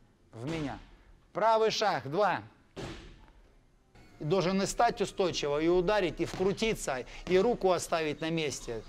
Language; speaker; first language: Russian; native; Russian